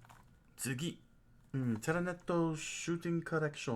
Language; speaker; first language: Japanese; non-native, learner; English